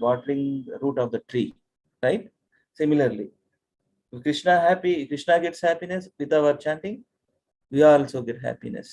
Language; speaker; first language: English; non-native, local second language; Telugu